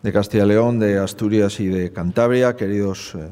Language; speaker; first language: Spanish; native; Spanish